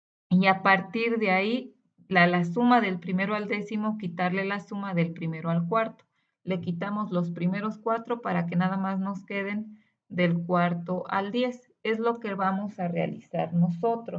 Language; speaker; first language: Spanish; native; Spanish